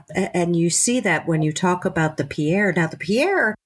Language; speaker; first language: English; native; English